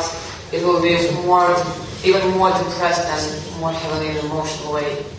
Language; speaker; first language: English; non-native, fluent; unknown